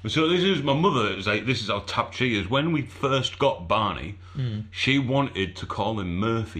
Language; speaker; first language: English; native; English